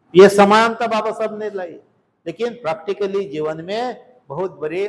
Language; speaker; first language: Hindi; non-native, local second language; Marathi